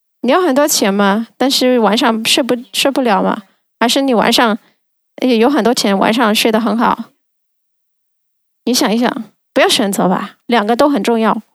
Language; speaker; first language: Chinese; non-native, fluent; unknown